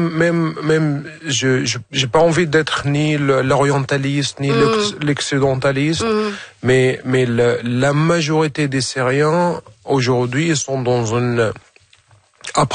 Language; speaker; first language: French; non-native, fluent; Arabic